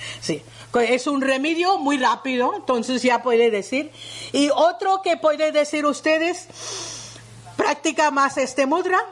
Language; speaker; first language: Spanish; non-native, learner; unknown